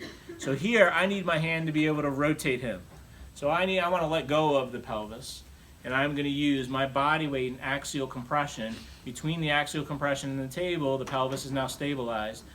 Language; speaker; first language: English; native; English